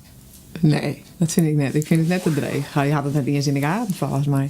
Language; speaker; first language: Dutch; native; Dutch